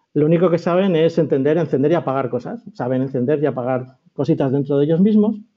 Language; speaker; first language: Spanish; native; Spanish